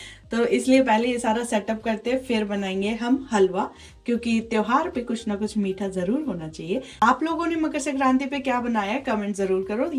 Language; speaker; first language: Hindi; native; Hindi